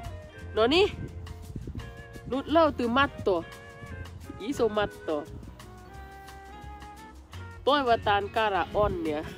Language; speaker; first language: Finnish; non-native, learner; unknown